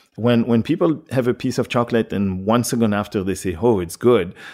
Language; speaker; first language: English; non-native, fluent; French